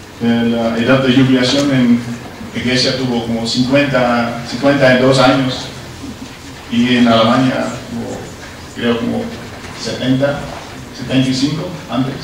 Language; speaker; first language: Spanish; non-native, learner; Dutch